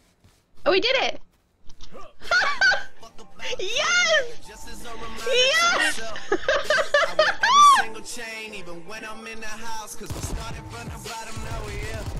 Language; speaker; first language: English; native; English